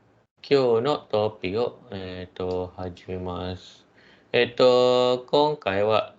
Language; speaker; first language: Japanese; non-native, fluent; Malay